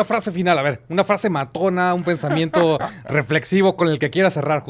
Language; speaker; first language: Spanish; native; Spanish